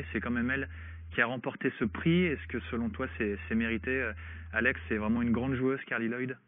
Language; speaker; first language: French; native; French